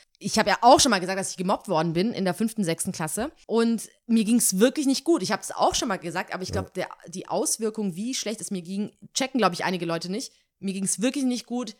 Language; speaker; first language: German; native; German